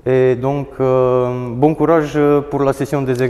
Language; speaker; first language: French; non-native, fluent; Romanian